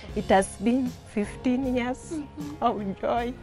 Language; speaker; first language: English; non-native, local second language; Luo (Kenya and Tanzania)